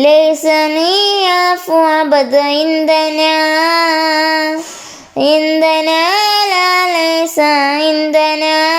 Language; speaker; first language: Arabic; non-native, learner; Malayalam